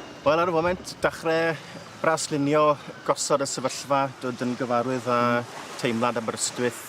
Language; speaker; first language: Welsh; native; Welsh